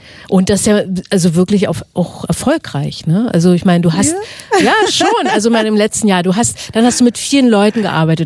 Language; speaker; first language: German; native; German